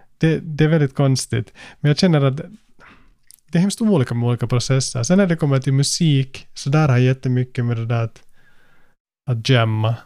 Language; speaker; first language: Swedish; native; Swedish